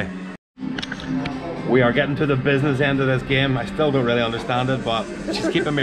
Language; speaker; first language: English; native; English